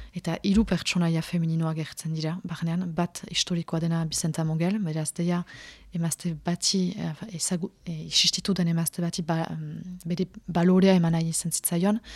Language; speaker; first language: Basque; native; Basque